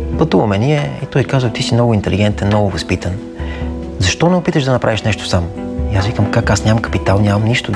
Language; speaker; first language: Bulgarian; native; Bulgarian